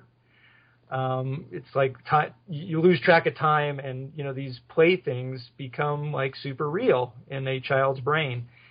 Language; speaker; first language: English; native; English